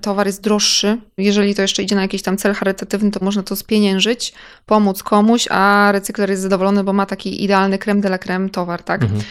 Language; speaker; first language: Polish; native; Polish